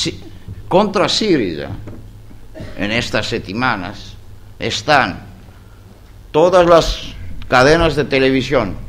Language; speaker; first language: Spanish; non-native, fluent; Greek